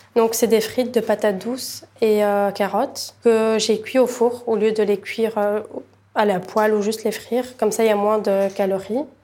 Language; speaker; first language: French; early bilingual, other home language; Bulgarian